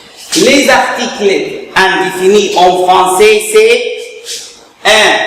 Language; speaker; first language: French; non-native, fluent; Arabic